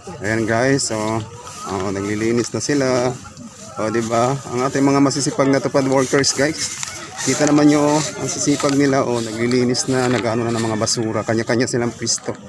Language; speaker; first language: Filipino; native; Filipino